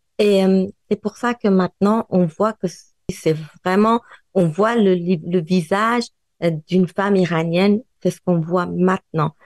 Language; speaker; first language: French; non-native, fluent; Persian